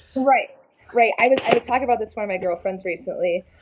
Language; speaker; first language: English; native; English